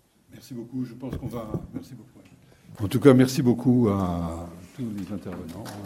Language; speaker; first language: French; native; French